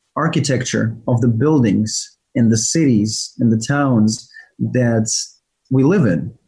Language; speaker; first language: English; non-native, fluent; Ukrainian